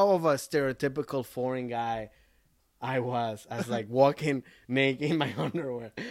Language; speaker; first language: English; early bilingual, other home language; Spanish